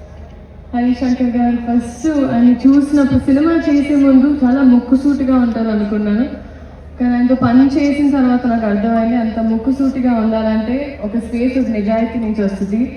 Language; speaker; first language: Telugu; non-native, fluent; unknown